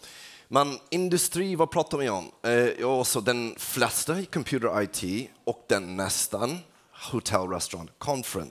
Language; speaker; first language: Swedish; non-native, fluent; English